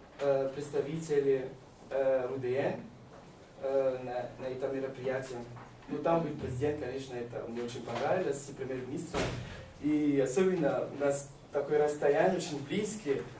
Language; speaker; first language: Russian; non-native, learner; Malagasy